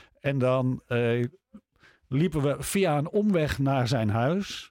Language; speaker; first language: Dutch; native; Dutch